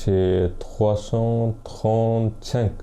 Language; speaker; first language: French; non-native, fluent; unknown